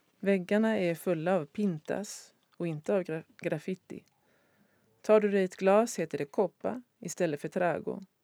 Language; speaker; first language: Swedish; native; Swedish